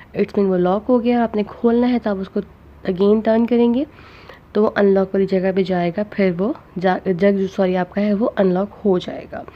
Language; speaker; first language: Urdu; non-native, local second language; Punjabi